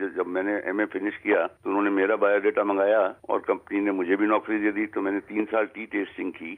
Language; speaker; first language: Hindi; native; Hindi